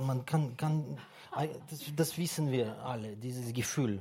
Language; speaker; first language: German; non-native, fluent; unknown